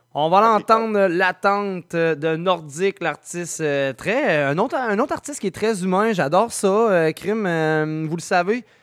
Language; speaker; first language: French; native; French